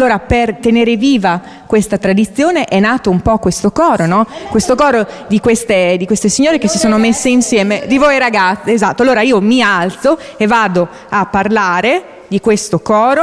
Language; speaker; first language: Italian; native; Italian